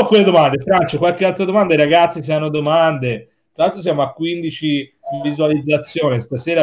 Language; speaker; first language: Italian; native; Italian